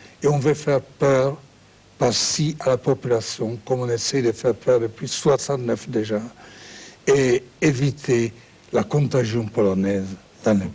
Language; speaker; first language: French; non-native, fluent; Czech